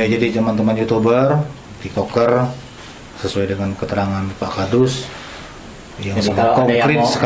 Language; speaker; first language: Malay; native; Malay